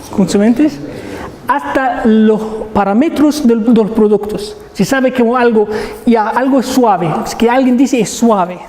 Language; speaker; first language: Spanish; non-native, learner; Arabic